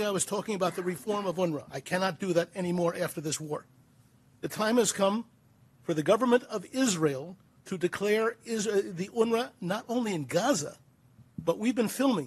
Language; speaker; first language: English; native; English